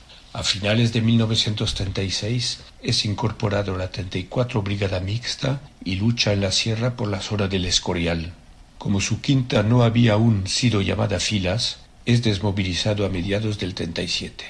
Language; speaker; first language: Spanish; native; Spanish